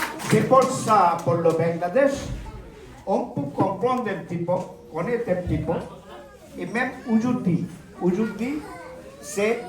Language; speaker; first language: French; non-native, learner; Bangla